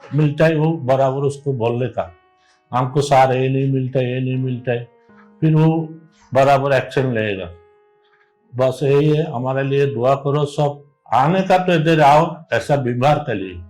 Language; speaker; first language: Hindi; non-native, learner; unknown